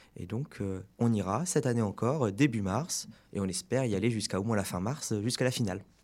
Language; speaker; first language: French; native; French